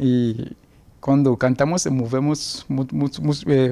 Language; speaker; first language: Spanish; non-native, learner; Ewe